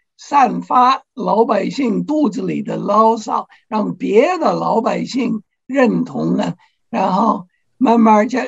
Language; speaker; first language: Chinese; non-native, fluent; English